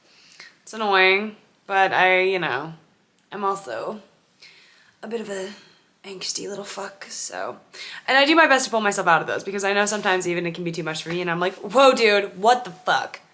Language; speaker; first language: English; native; English